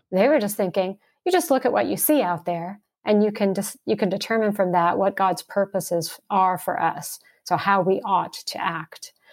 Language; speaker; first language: English; early bilingual, heritage; English